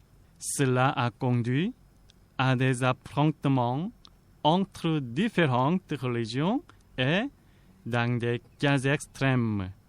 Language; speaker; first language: French; non-native, fluent; Korean